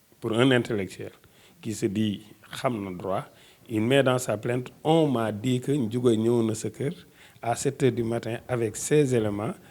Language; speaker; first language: Wolof; native; Wolof